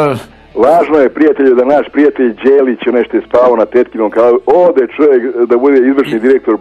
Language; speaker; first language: Serbian; native; Serbian